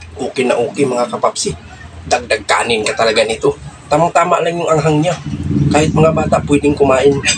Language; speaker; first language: Filipino; non-native, local second language; Cebuano